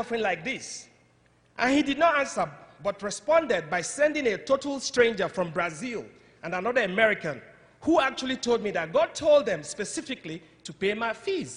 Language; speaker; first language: English; non-native, local second language; Igbo